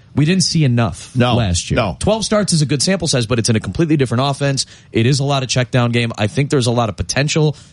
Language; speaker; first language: English; native; English